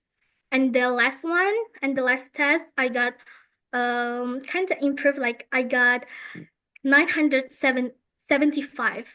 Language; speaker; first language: English; non-native, fluent; Indonesian